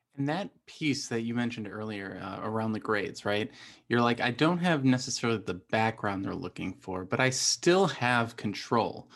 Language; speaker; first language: English; native; English